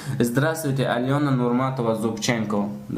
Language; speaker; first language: Russian; non-native, learner; Tajik